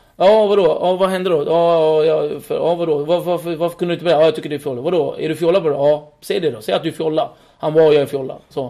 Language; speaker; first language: Swedish; early bilingual, other home language; Kurdish